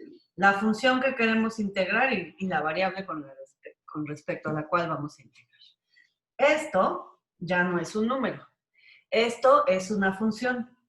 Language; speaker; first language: Spanish; native; Spanish